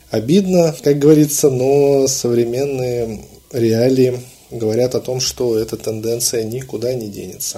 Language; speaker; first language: Russian; native; Russian